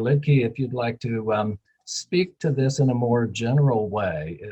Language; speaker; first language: English; native; English